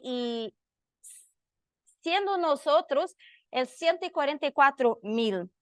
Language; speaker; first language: Spanish; non-native, learner; Portuguese